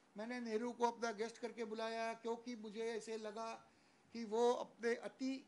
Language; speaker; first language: Hindi; non-native, local second language; Marathi